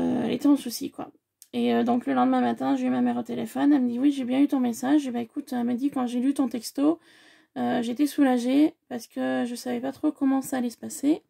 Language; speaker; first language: French; native; French